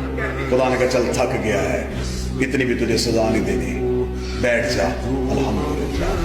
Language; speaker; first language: Urdu; native; Urdu